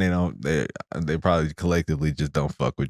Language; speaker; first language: English; native; English